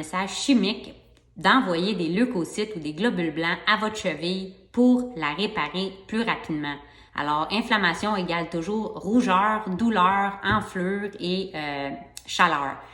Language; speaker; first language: French; native; French